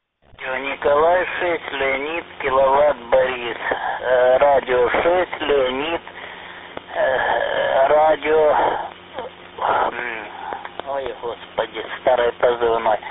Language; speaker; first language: Russian; native; Russian